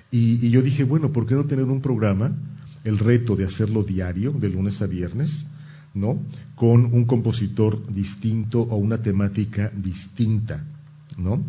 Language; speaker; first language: Spanish; native; Spanish